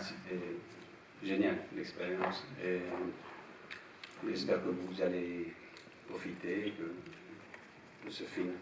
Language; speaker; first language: French; non-native, fluent; English